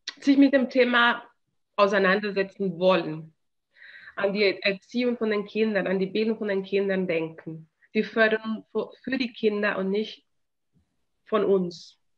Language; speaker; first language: German; non-native, fluent; Spanish